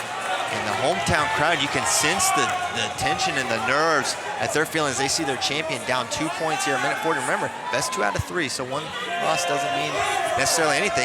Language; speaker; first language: English; native; English